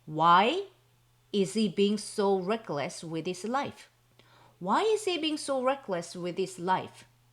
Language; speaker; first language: English; non-native, fluent; Korean